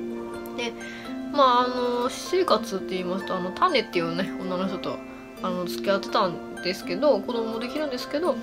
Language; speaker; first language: Japanese; native; Japanese